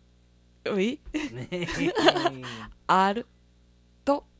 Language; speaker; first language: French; non-native, learner; Japanese